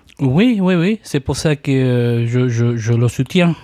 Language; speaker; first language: French; non-native, fluent; Spanish